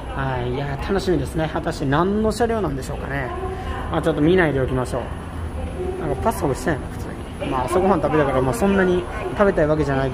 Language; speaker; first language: Japanese; native; Japanese